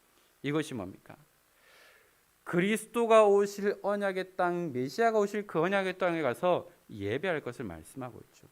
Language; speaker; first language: Korean; native; Korean